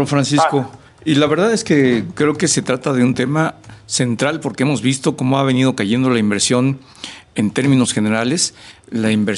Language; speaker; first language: Spanish; native; Spanish